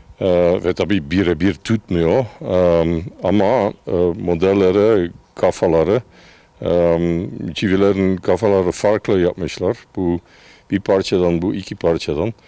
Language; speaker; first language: Turkish; non-native, fluent; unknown